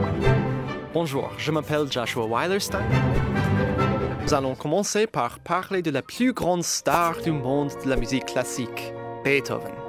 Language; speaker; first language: French; non-native, fluent; English